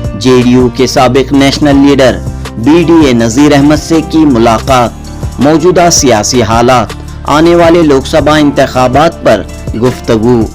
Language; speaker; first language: Hindi; non-native, local second language; Urdu